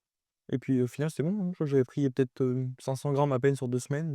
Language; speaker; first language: French; native; French